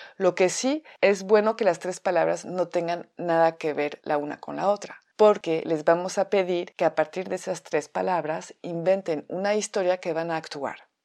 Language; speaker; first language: Spanish; non-native, fluent; French